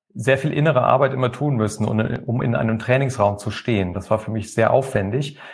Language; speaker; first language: German; native; German